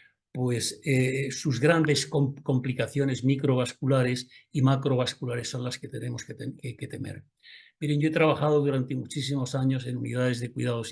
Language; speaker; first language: Spanish; native; Spanish